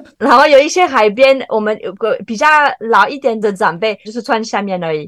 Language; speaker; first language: Chinese; non-native, fluent; French